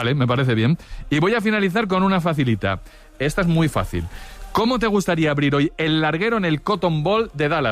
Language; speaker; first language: Spanish; native; Spanish